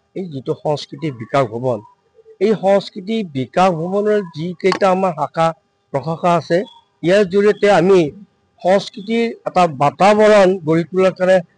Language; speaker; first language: Assamese; native; Assamese